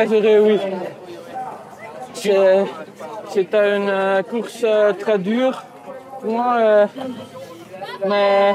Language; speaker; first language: French; non-native, learner; Dutch